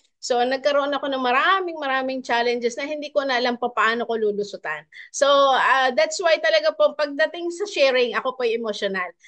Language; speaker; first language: Filipino; native; Filipino